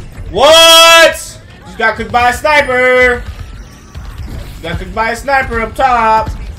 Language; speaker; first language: English; early bilingual, other home language; Spanish